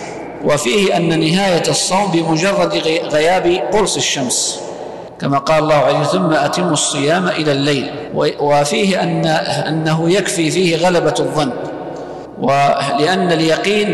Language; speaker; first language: Arabic; native; Arabic